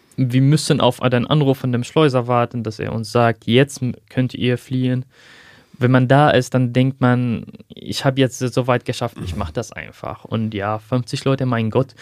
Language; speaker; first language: German; non-native, fluent; Arabic